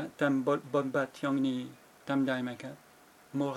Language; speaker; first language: Thai; non-native, fluent; French